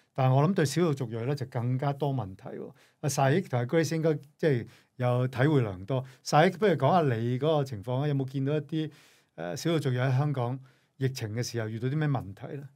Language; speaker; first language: Cantonese; native; Cantonese